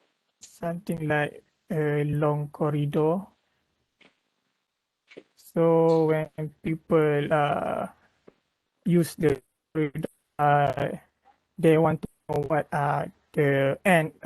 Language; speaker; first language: English; non-native, local second language; Malay